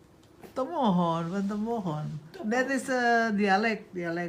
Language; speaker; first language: Dutch; non-native, learner; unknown